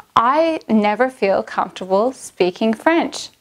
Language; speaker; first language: English; native; English